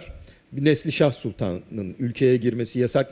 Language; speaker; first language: Turkish; native; Turkish